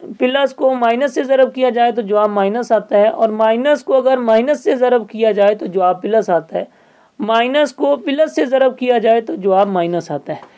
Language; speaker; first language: Urdu; non-native, local second language; Sindhi